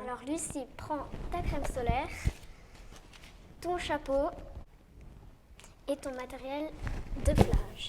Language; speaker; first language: French; native; French